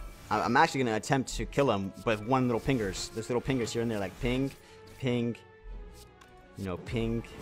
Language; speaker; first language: English; early bilingual, other home language; Spanish